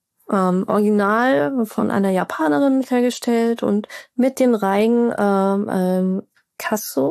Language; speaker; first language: German; native; German